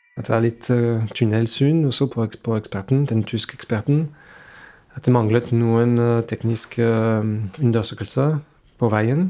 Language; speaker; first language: Norwegian; non-native, fluent; French